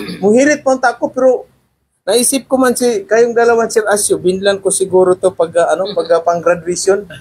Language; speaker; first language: Filipino; non-native, local second language; Cebuano